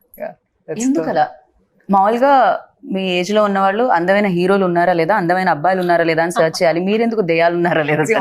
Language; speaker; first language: Telugu; native; Telugu